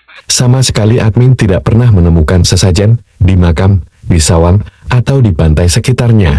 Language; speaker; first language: Indonesian; native; Indonesian